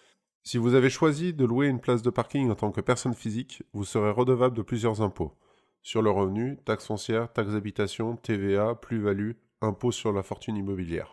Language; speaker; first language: French; native; French